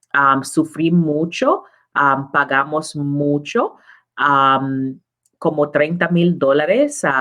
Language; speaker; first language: Spanish; non-native, learner; English